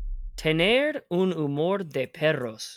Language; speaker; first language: Spanish; non-native, fluent; English